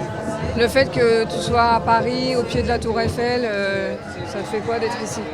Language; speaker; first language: French; native; French